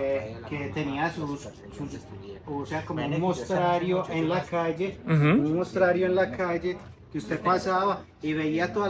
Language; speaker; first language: Spanish; native; Spanish